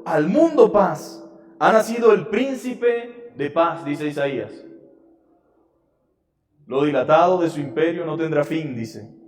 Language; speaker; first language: Spanish; native; Spanish